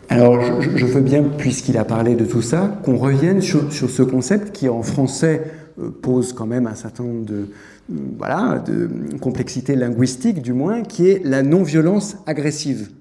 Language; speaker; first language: French; native; French